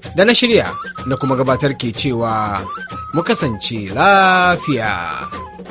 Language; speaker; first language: Hausa; native; Hausa